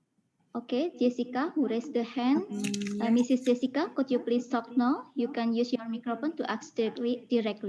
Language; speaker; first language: English; non-native, fluent; Indonesian